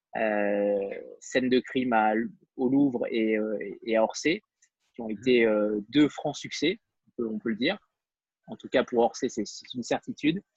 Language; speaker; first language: French; native; French